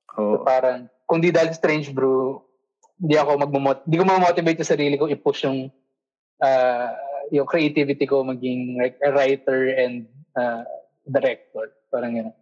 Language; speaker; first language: Filipino; native; Filipino